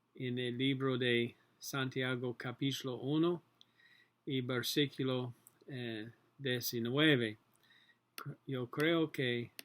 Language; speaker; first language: Spanish; non-native, learner; English